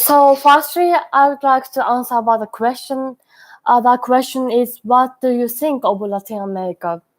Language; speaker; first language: English; non-native, learner; Japanese